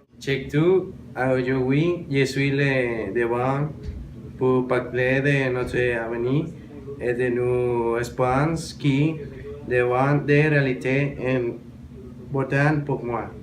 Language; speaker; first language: French; non-native, learner; Spanish